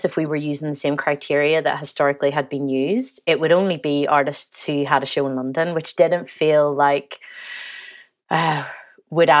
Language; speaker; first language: English; native; English